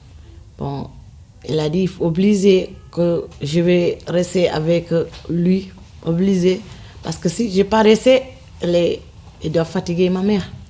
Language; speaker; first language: French; non-native, learner; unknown